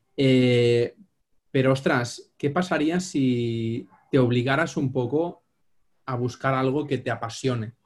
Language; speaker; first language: Spanish; non-native, local second language; Catalan